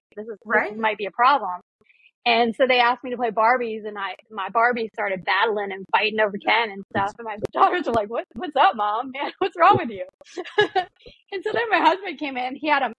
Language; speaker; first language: English; native; English